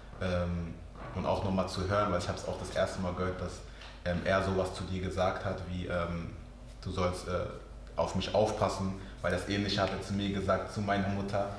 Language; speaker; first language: German; early bilingual, other home language; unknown